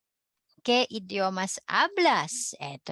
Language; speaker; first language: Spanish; non-native, fluent; Filipino